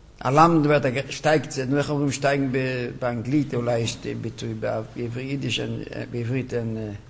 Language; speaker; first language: Hebrew; non-native, local second language; Yiddish